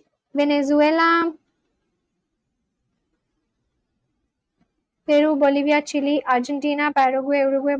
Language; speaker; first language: Spanish; non-native, learner; English